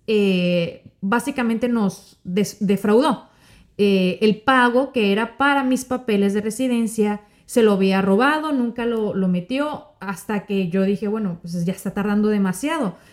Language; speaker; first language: Spanish; native; Spanish